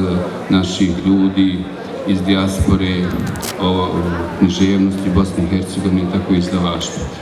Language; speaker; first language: Bosnian; native; Bosnian